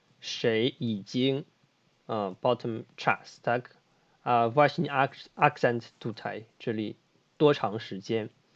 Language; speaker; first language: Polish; non-native, fluent; Chinese